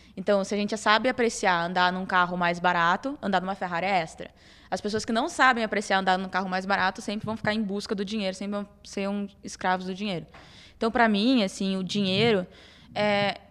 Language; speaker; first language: Portuguese; native; Portuguese